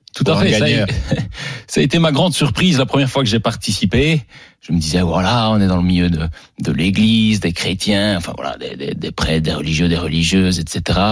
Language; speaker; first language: French; native; French